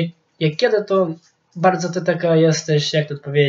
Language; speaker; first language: Polish; non-native, local second language; Lithuanian